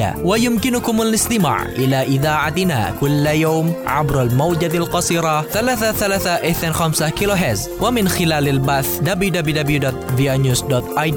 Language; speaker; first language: Arabic; non-native, fluent; Indonesian